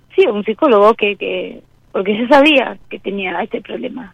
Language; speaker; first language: Spanish; native; Spanish